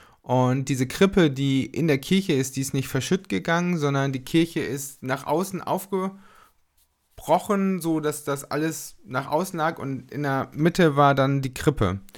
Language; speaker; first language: German; native; German